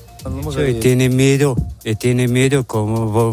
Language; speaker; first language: Spanish; non-native, learner; Arabic